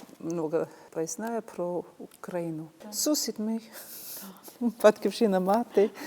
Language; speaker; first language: Ukrainian; non-native, fluent; English